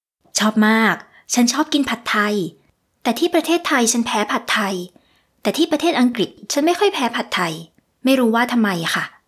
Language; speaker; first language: Thai; non-native, learner; English